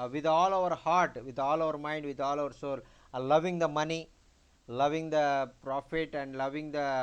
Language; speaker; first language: English; non-native, local second language; Telugu